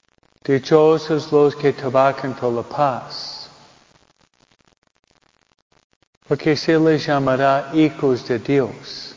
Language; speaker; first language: Spanish; non-native, fluent; English